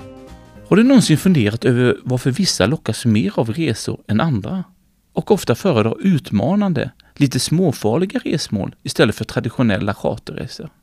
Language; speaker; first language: Swedish; native; Swedish